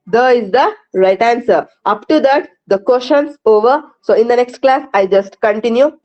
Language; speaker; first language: English; non-native, local second language; Kannada